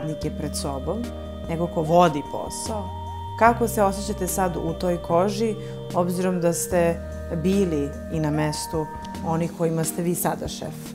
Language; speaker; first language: Serbian; native; Serbian